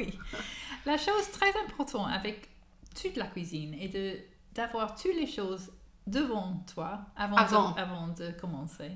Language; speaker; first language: French; non-native, learner; English